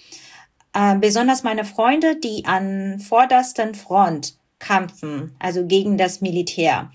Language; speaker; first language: German; non-native, fluent; Burmese